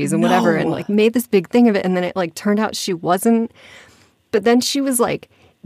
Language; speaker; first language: English; native; English